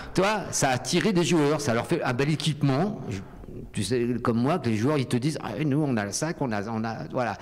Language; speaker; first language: French; native; French